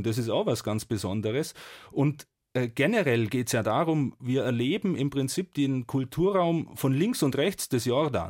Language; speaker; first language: German; native; German